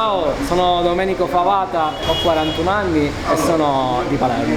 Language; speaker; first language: Italian; native; Italian